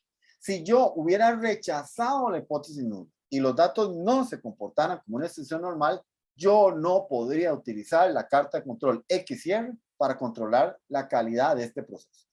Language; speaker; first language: Spanish; native; Spanish